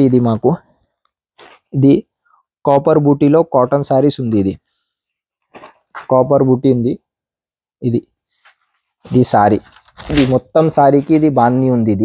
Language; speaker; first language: Telugu; non-native, local second language; Urdu